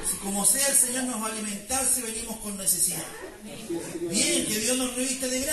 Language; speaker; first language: Spanish; native; Spanish